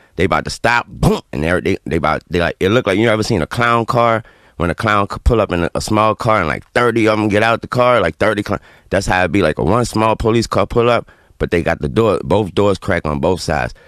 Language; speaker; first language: English; native; English